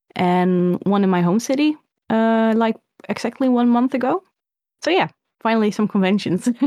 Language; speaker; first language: English; early bilingual, other home language; Dutch